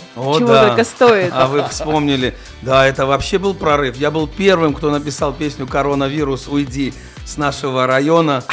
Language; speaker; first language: Russian; non-native, fluent; Georgian